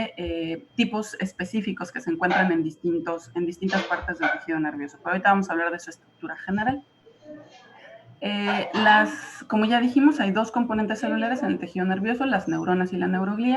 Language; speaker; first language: Spanish; native; Spanish